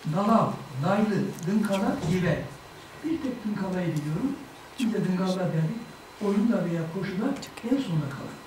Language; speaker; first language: Turkish; native; Turkish